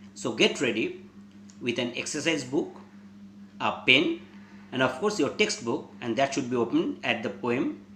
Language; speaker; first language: English; non-native, local second language; Bangla